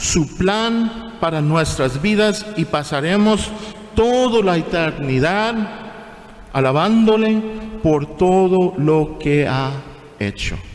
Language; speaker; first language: Spanish; non-native, fluent; English